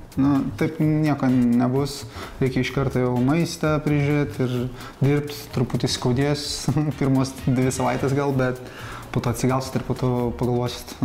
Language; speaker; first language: Lithuanian; non-native, fluent; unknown